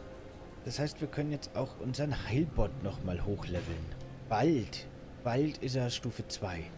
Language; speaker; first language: German; native; German